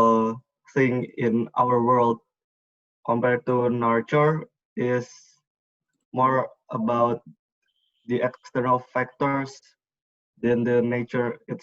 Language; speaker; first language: English; non-native, learner; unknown